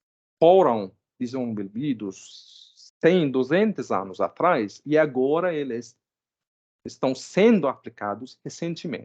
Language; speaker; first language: Portuguese; non-native, fluent; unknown